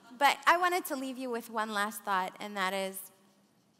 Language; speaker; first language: English; early bilingual, other home language; Arabic